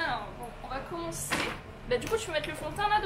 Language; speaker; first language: French; native; French